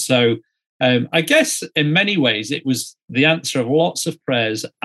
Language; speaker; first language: English; native; English